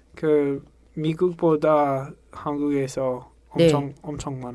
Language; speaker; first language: Korean; non-native, learner; English